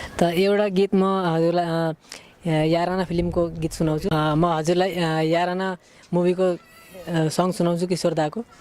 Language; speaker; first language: Nepali; native; Nepali